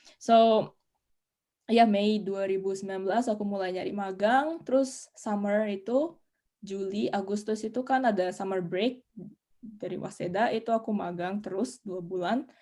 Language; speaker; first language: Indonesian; native; Indonesian